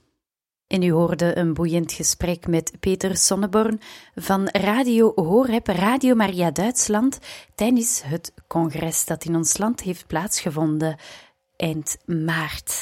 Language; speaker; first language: Dutch; native; Dutch